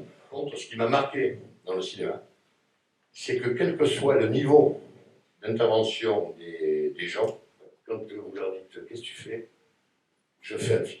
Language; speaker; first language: French; native; French